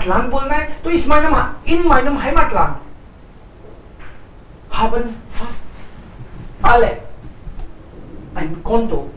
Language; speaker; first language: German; non-native, fluent; Hindi